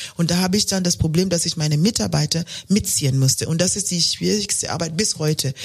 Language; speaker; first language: German; non-native, fluent; Luo (Kenya and Tanzania)